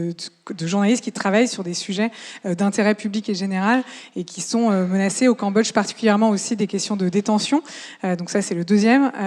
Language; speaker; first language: French; native; French